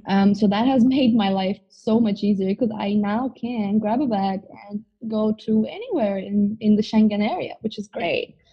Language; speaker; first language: English; non-native, fluent; Turkish